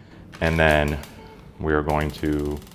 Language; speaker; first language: English; native; English